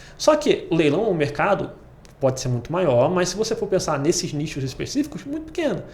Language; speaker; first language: Portuguese; native; Portuguese